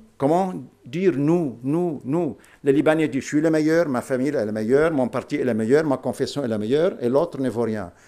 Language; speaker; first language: French; non-native, local second language; Arabic